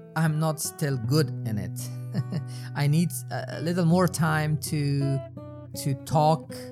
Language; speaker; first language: English; non-native, fluent; Persian